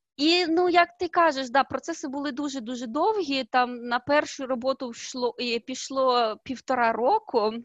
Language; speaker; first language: Ukrainian; native; Ukrainian